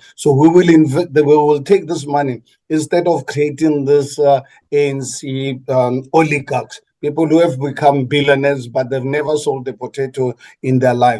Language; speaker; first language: English; non-native, local second language; Northern Sotho